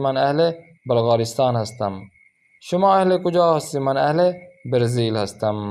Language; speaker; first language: Persian; non-native, fluent; Urdu